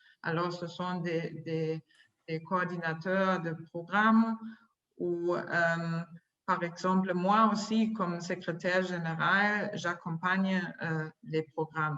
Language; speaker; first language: French; non-native, fluent; German